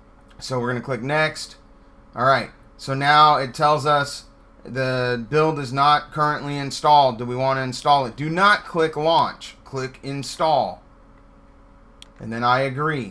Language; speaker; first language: English; native; English